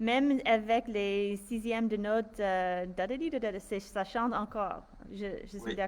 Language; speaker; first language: French; non-native, fluent; English